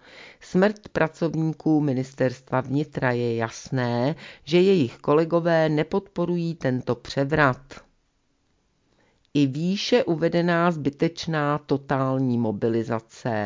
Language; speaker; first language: Czech; native; Czech